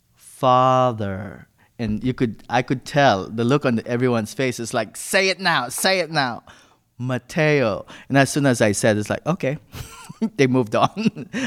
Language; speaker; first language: English; non-native, local second language; Filipino